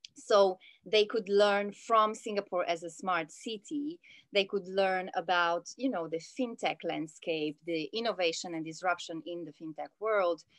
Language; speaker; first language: English; non-native, fluent; Italian